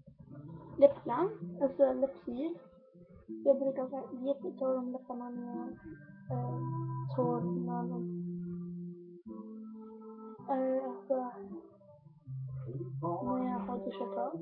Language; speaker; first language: Swedish; non-native, learner; Korean